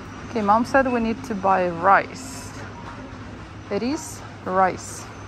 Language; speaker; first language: English; non-native, fluent; Russian